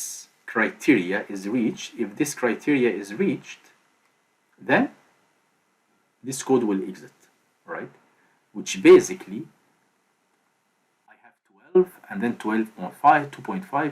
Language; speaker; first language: English; non-native, fluent; Arabic